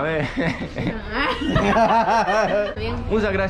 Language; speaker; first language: Spanish; non-native, learner; Greek